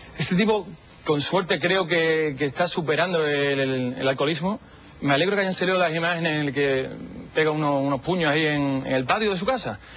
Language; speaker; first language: Spanish; native; Spanish